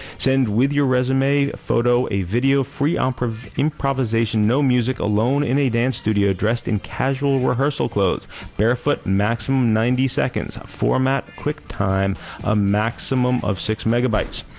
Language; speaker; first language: English; native; English